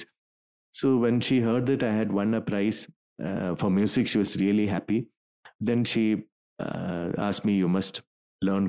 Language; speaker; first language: English; non-native, local second language; Malayalam